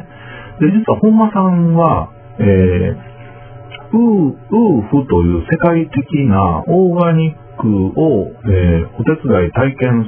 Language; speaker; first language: Japanese; native; Japanese